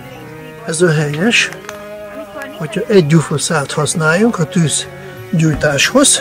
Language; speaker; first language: Hungarian; non-native, fluent; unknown